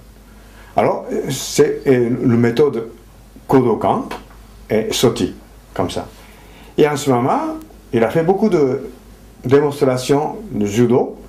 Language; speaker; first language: French; non-native, fluent; Japanese